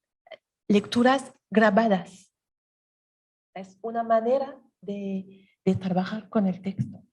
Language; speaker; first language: Spanish; non-native, learner; French